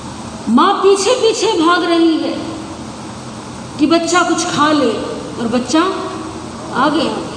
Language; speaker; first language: Hindi; native; Hindi